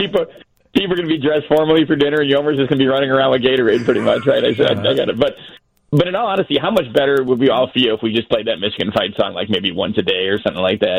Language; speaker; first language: English; native; English